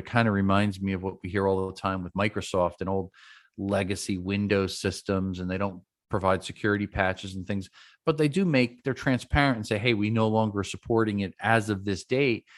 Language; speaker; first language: English; native; English